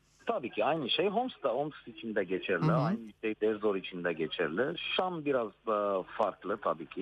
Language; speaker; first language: Turkish; non-native, fluent; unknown